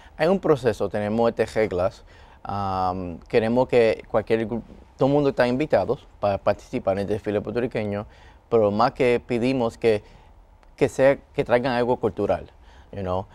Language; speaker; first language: Spanish; early bilingual, heritage; Spanish